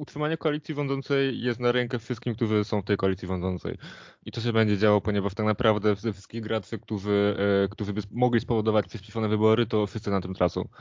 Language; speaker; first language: Polish; native; Polish